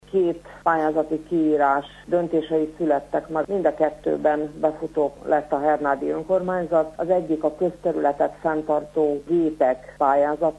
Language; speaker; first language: Hungarian; native; Hungarian